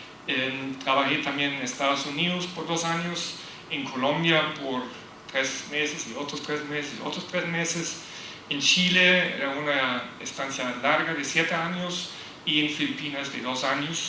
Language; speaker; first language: Spanish; non-native, fluent; German